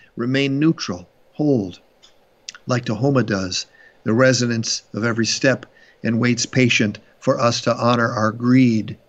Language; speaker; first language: English; native; English